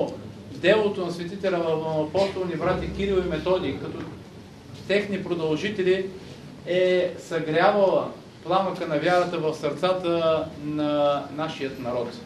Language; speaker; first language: Bulgarian; native; Bulgarian